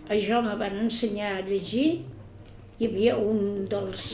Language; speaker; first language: Catalan; native; Catalan